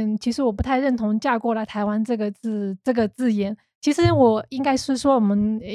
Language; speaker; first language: Chinese; native; Chinese